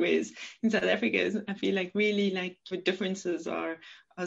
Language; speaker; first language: English; native; English